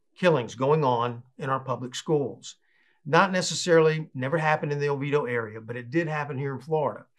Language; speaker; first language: English; native; English